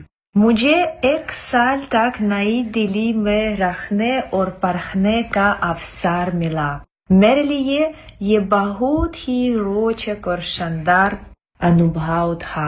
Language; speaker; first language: Hindi; non-native, fluent; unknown